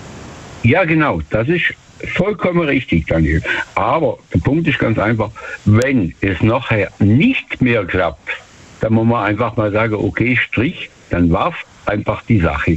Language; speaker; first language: German; native; German